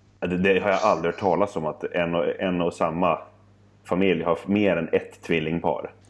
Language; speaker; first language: Swedish; native; Swedish